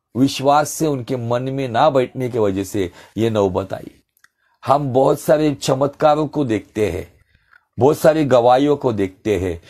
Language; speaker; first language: Hindi; non-native, local second language; Marathi